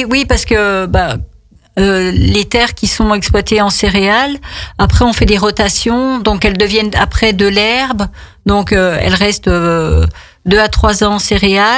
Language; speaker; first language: French; native; French